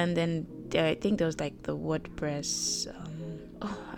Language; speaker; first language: English; non-native, local second language; Yoruba